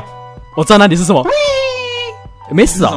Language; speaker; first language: Chinese; native; Chinese